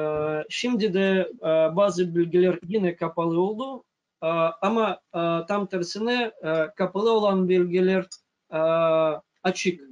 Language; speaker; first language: Turkish; non-native, fluent; Russian